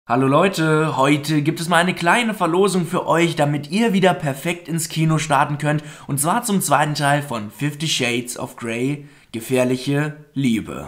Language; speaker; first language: German; native; German